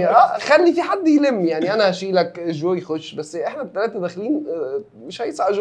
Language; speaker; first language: Arabic; native; Arabic